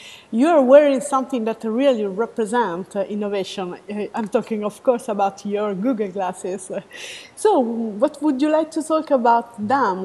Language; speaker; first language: English; non-native, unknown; Italian